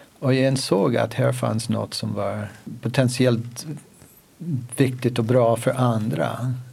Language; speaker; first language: Swedish; non-native, fluent; English